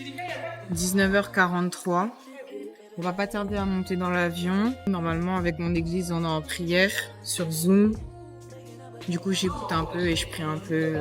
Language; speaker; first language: French; native; French